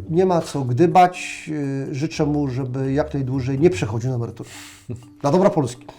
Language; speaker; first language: Polish; native; Polish